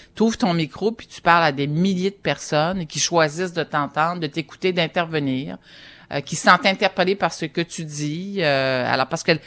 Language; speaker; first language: French; native; French